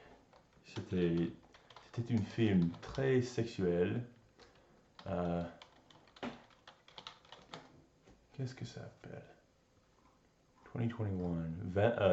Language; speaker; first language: French; non-native, learner; English